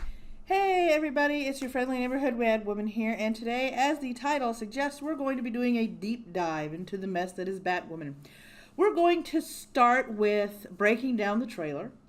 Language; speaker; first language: English; native; English